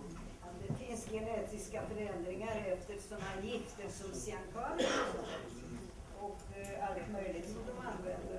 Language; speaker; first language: Swedish; non-native, fluent; Polish